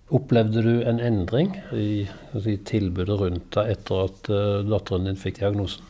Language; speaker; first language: Norwegian; native; Norwegian